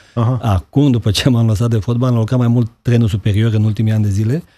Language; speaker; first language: Romanian; native; Romanian